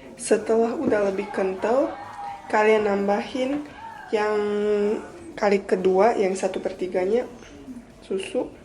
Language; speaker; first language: Indonesian; non-native, fluent; Bosnian